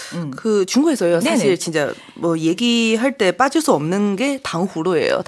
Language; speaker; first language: Korean; non-native, fluent; Chinese